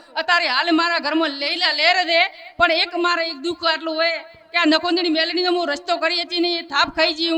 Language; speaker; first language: Gujarati; native; Gujarati